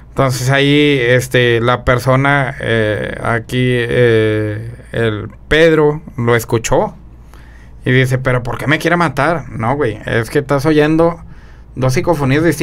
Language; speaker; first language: Spanish; native; Spanish